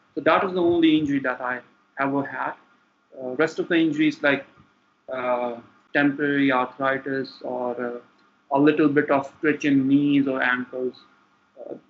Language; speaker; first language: English; non-native, local second language; Punjabi